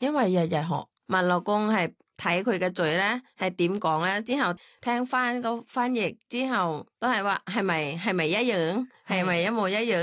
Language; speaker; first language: Cantonese; non-native, learner; Thai